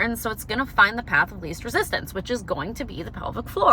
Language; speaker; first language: English; native; English